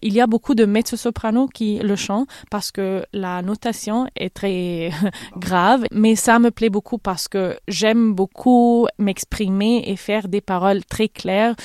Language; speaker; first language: French; non-native, fluent; Arabic